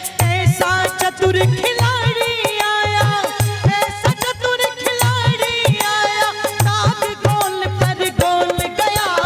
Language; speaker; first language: Hindi; native; Hindi